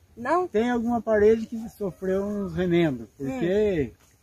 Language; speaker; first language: Portuguese; native; Portuguese